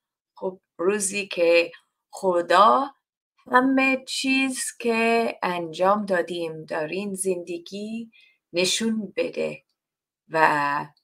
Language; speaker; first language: Persian; non-native, learner; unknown